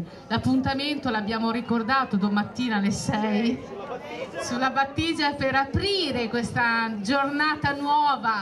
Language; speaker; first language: Italian; native; Italian